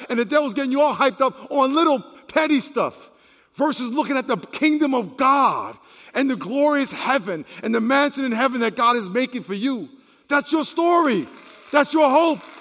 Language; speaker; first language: English; native; English